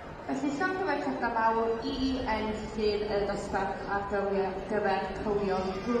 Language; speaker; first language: Welsh; native; Welsh